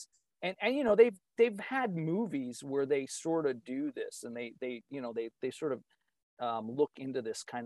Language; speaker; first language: English; native; English